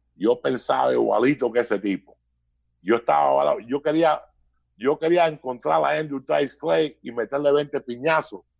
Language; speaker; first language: Spanish; early bilingual, heritage; Spanish